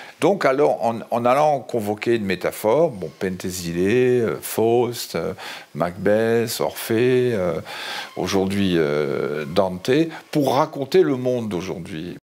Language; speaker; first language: French; native; French